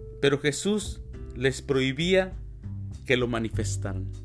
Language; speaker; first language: Spanish; native; Spanish